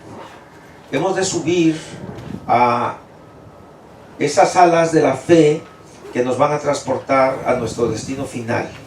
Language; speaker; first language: Spanish; native; Spanish